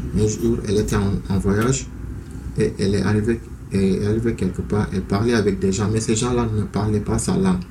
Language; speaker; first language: French; non-native, local second language; Wolof